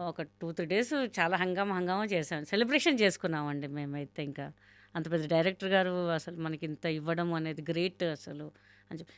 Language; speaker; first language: Telugu; non-native, local second language; Hindi